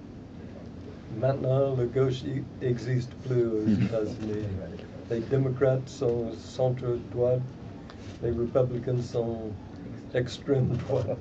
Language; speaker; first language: French; non-native, fluent; English